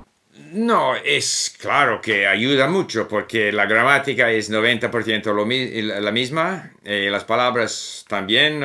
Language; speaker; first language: Spanish; non-native, fluent; English